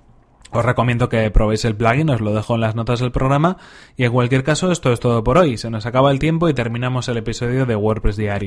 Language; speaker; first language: Spanish; native; Spanish